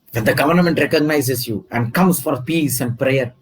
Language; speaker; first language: English; non-native, local second language; Telugu